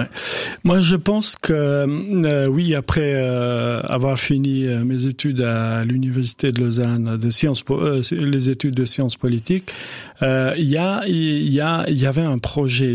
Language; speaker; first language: French; non-native, fluent; Albanian